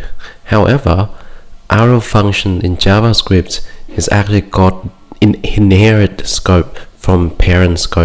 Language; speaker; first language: English; non-native, fluent; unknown